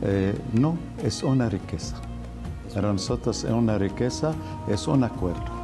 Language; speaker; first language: Spanish; non-native, fluent; Arabic